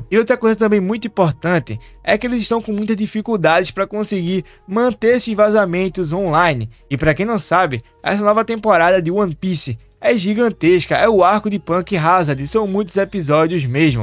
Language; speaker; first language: Portuguese; native; Portuguese